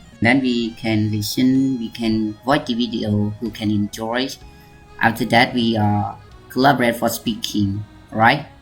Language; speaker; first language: English; non-native, learner; Khmer